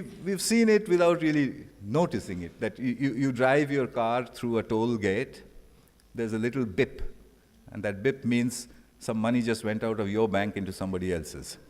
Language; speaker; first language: English; non-native, local second language; Bangla